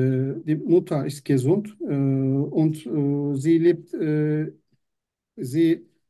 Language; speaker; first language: German; non-native, learner; Turkish